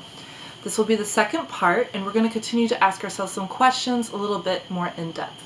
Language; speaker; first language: English; native; English